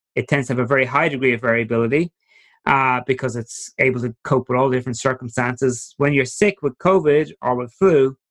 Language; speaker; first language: English; native; English